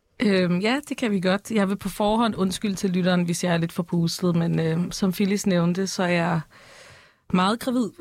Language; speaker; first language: Danish; early bilingual, other home language; Persian